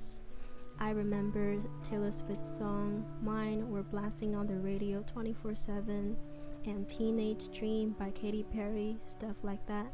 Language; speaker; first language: English; non-native, fluent; Chinese